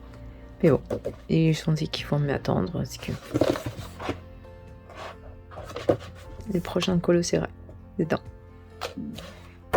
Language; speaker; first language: French; non-native, learner; Spanish